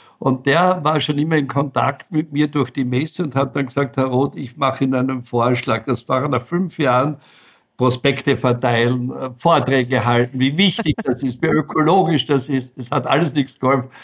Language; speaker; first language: German; native; German